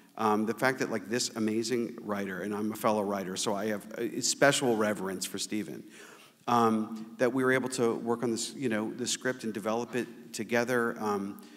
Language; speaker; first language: English; native; English